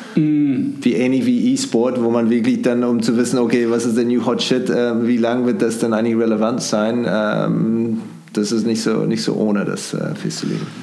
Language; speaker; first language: German; non-native, fluent; English